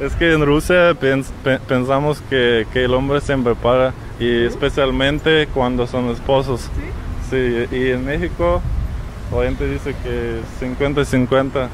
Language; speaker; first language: Spanish; non-native, fluent; Russian